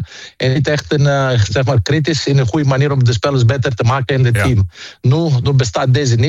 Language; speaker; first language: Dutch; non-native, fluent; Greek